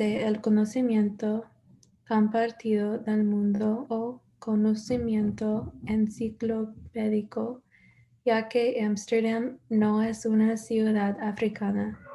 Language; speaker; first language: Spanish; non-native, learner; English